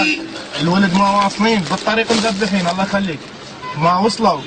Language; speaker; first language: Arabic; native; Arabic